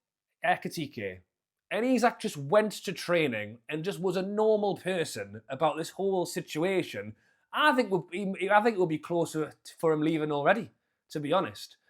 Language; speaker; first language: English; native; English